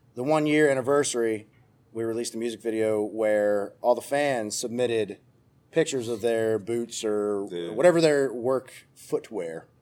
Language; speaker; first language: English; native; English